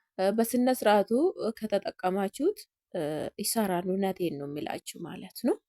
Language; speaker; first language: Amharic; non-native, local second language; Oromo